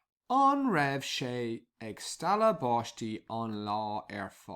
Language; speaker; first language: Irish; non-native, local second language; English